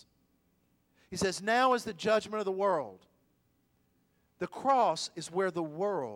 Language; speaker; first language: English; native; English